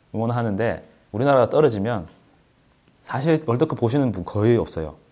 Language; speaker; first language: Korean; native; Korean